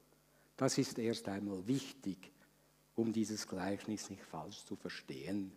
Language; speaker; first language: German; native; German